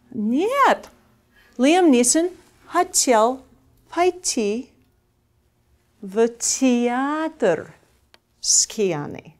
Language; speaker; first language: Russian; non-native, fluent; English